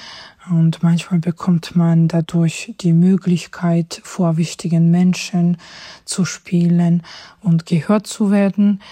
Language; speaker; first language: German; non-native, fluent; Georgian